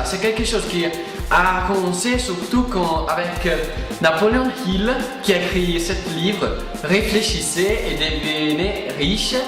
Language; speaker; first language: French; non-native, fluent; Italian